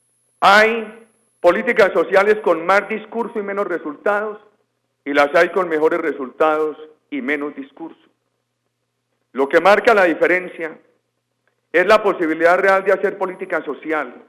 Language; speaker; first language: Spanish; native; Spanish